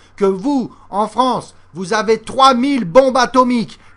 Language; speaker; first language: French; native; French